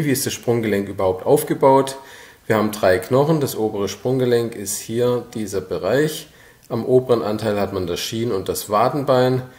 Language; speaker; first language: German; native; German